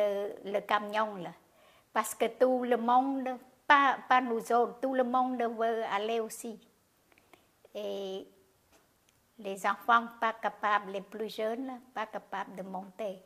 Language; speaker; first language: French; non-native, learner; Khmer